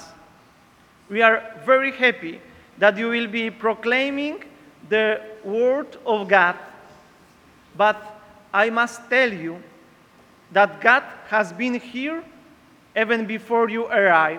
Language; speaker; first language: English; non-native, learner; Polish